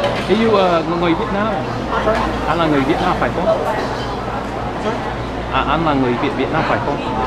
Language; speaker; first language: Vietnamese; non-native, learner; English